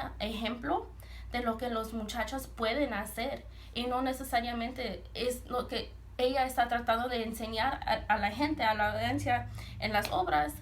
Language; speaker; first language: Spanish; early bilingual, heritage; Spanish